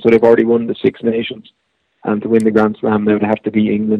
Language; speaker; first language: English; native; English